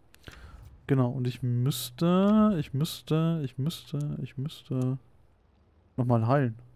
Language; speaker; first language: German; native; German